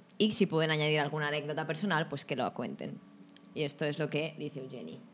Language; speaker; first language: Spanish; native; Spanish